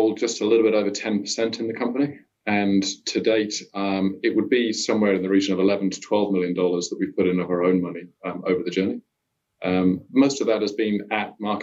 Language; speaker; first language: English; native; English